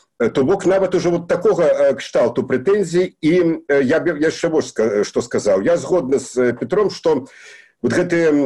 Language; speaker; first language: Belarusian; native; Belarusian